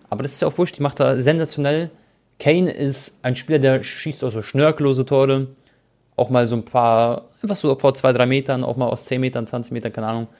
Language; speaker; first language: German; native; German